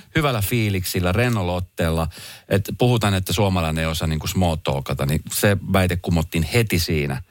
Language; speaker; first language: Finnish; native; Finnish